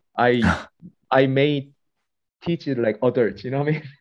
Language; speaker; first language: English; non-native, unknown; Korean